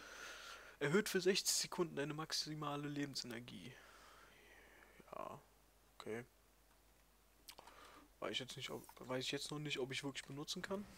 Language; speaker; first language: German; native; German